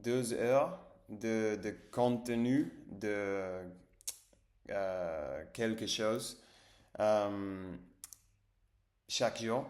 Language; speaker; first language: French; non-native, learner; English